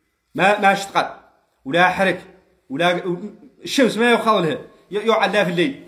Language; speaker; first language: Arabic; native; Arabic